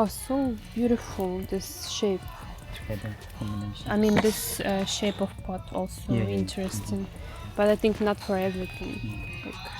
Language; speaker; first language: English; non-native, learner; Ukrainian